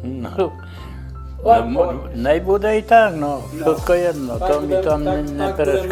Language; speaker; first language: Polish; non-native, local second language; Rusyn